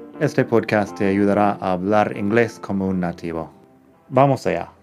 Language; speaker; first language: Spanish; non-native, fluent; English